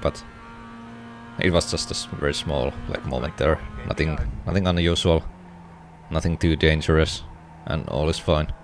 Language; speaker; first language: English; non-native, fluent; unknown